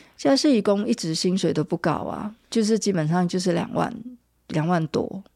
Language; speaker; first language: Chinese; native; Chinese